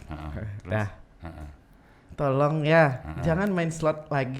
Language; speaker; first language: Indonesian; native; Indonesian